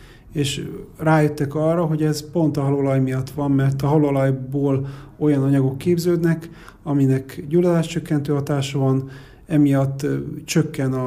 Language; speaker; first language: Hungarian; native; Hungarian